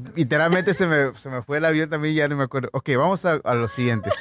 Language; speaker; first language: Spanish; native; Spanish